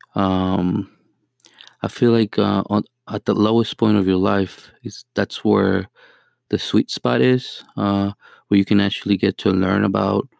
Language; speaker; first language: English; non-native, fluent; Spanish